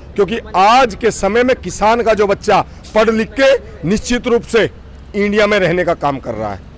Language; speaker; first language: Hindi; native; Hindi